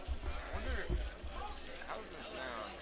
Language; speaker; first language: English; native; English